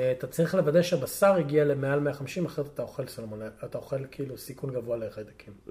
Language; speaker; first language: Hebrew; native; Hebrew